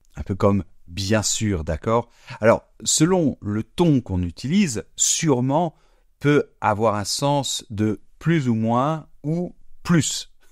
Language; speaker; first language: French; native; French